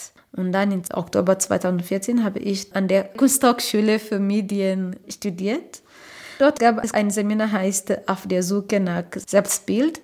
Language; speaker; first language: German; non-native, learner; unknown